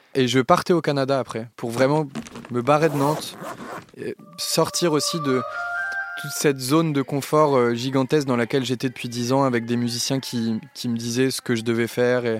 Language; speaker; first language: French; native; French